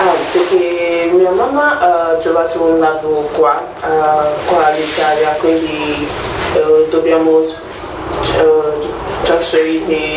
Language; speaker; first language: Italian; non-native, learner; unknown